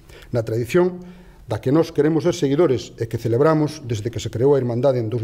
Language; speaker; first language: Galician; native; Galician